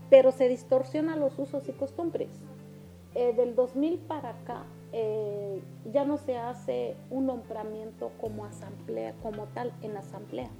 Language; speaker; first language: Spanish; non-native, local second language; Mixtepec Mixtec